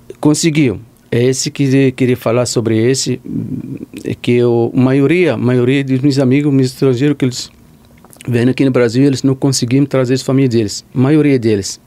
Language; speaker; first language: Portuguese; non-native, learner; Arabic